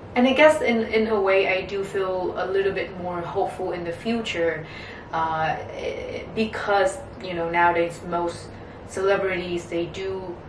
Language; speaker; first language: English; non-native, fluent; Vietnamese